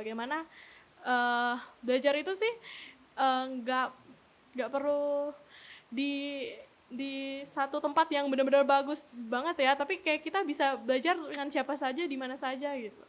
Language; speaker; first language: Indonesian; native; Indonesian